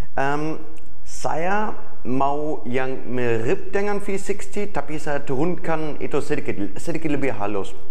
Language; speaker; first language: Indonesian; non-native, fluent; German